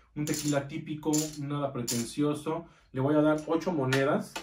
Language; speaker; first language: Spanish; native; Spanish